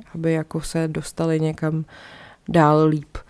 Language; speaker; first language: Czech; native; Czech